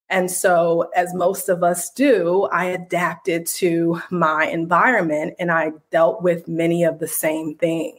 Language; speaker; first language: English; native; English